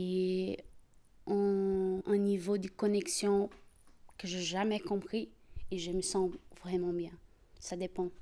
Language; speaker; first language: French; non-native, fluent; Portuguese